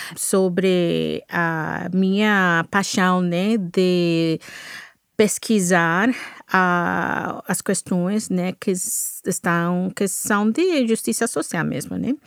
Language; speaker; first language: Portuguese; non-native, fluent; English